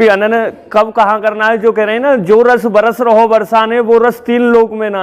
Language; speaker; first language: Hindi; native; Hindi